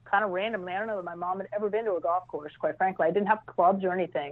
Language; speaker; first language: English; native; English